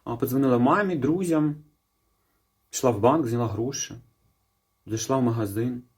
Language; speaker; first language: Ukrainian; non-native, local second language; Russian